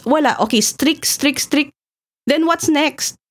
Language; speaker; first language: Filipino; native; Filipino